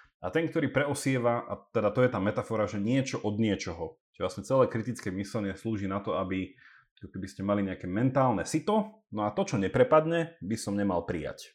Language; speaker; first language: Slovak; early bilingual, heritage; English